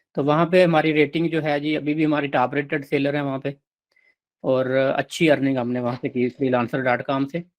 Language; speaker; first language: Urdu; non-native, local second language; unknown